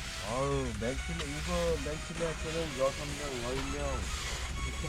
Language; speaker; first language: Korean; native; Korean